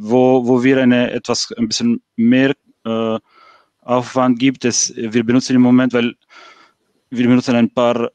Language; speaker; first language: German; non-native, fluent; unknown